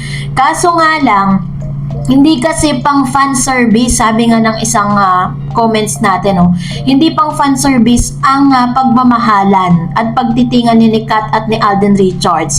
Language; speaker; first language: Filipino; native; Filipino